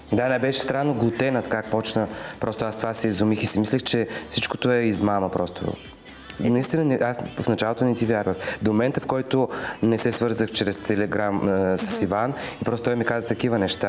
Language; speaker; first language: Bulgarian; native; Bulgarian